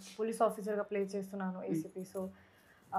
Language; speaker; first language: Telugu; non-native, fluent; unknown